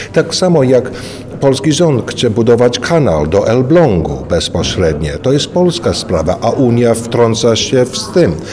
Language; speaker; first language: Polish; early bilingual, heritage; Polish